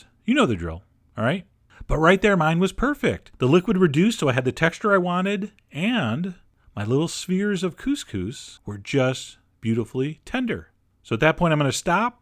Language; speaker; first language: English; native; English